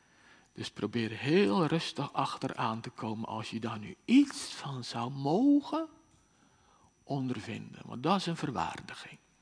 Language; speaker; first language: Dutch; native; Dutch